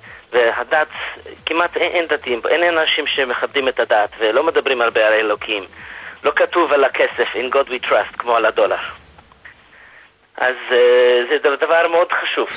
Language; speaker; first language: Hebrew; non-native, fluent; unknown